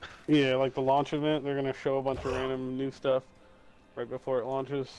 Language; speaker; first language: English; native; English